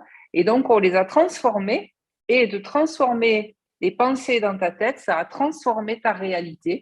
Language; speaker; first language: French; native; French